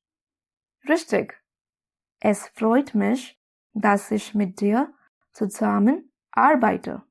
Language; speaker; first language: German; non-native, fluent; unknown